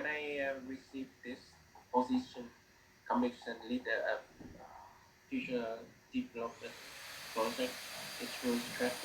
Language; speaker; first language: English; non-native, learner; Vietnamese